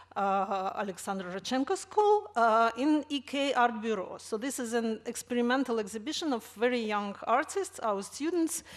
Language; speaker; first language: English; non-native, fluent; Russian